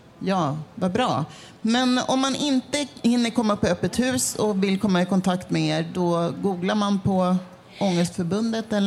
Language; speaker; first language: Swedish; native; Swedish